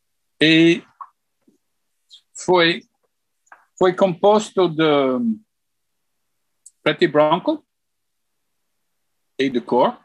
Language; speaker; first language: Portuguese; non-native, fluent; English